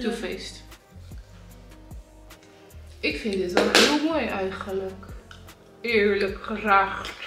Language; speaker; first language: Dutch; native; Dutch